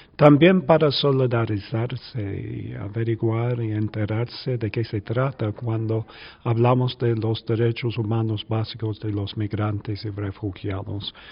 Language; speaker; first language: Spanish; non-native, fluent; English